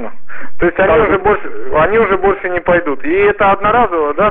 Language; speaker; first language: Russian; native; Russian